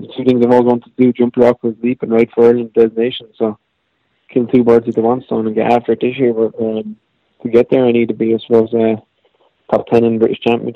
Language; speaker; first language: English; native; English